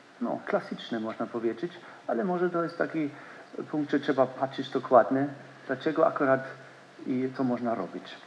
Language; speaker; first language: Polish; non-native, learner; German